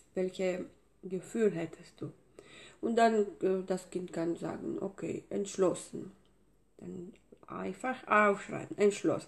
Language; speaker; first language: German; non-native, fluent; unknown